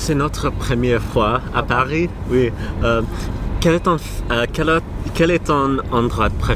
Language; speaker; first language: French; non-native, learner; English